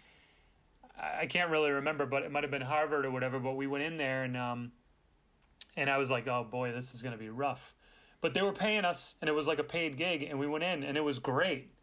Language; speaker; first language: English; native; English